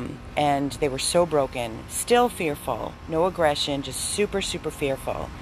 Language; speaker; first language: English; native; English